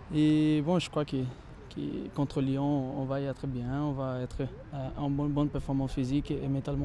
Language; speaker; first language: French; non-native, learner; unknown